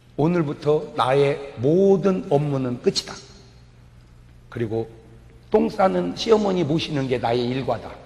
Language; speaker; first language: Korean; native; Korean